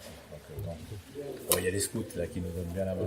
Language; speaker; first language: French; native; French